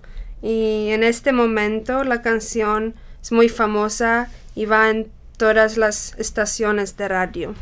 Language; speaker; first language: Spanish; non-native, learner; Czech